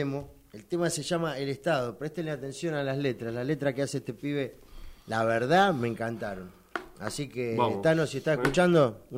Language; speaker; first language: Spanish; native; Spanish